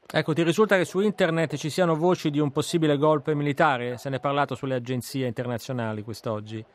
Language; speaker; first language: Italian; native; Italian